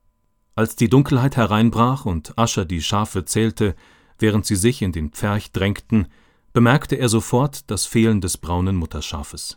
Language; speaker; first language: German; native; German